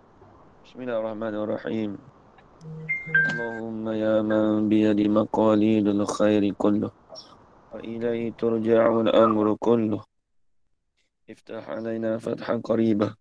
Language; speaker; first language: Arabic; non-native, fluent; Malay